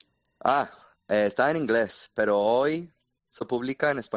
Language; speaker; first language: Spanish; non-native, fluent; English